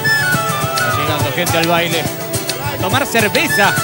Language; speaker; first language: Spanish; native; Spanish